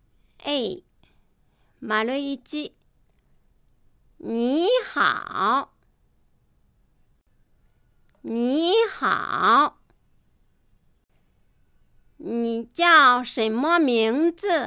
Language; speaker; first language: Chinese; non-native, fluent; Japanese